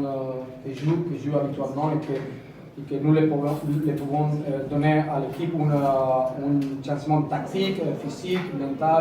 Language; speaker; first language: French; non-native, fluent; Spanish